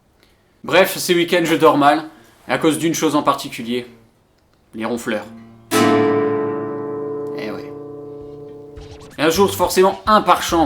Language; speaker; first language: French; native; French